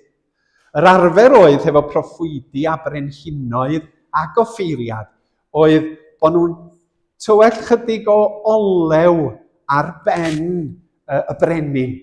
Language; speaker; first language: Welsh; native; Welsh